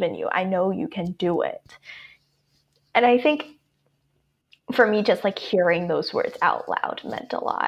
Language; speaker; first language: English; non-native, local second language; Cantonese